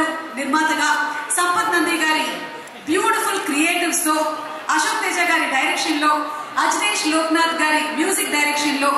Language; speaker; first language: Telugu; native; Telugu